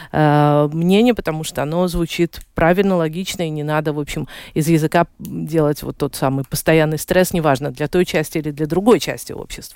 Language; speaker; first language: Russian; native; Russian